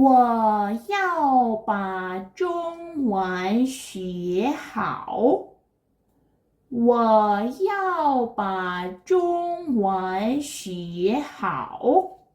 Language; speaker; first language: Chinese; non-native, fluent; Korean